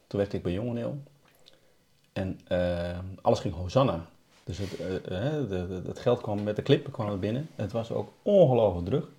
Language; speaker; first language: Dutch; native; Dutch